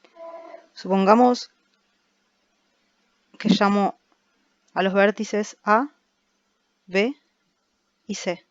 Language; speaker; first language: Spanish; native; Spanish